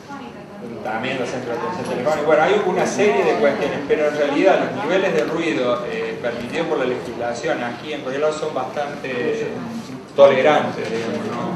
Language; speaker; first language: Spanish; native; Spanish